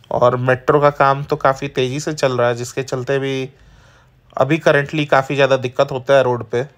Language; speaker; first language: Hindi; native; Hindi